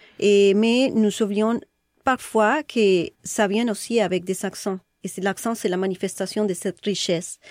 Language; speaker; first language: French; non-native, fluent; Spanish